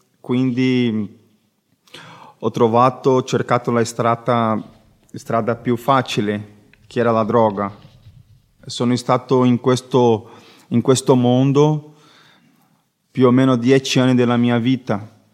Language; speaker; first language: Italian; non-native, learner; Portuguese